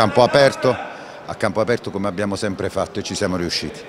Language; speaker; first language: Italian; native; Italian